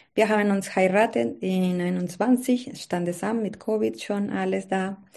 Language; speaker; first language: German; non-native, learner; Spanish